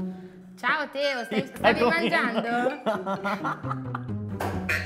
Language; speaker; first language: Italian; native; Italian